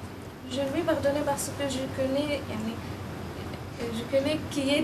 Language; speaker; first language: French; non-native, learner; Arabic